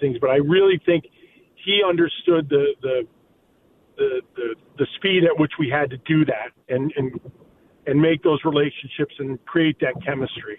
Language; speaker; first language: English; native; English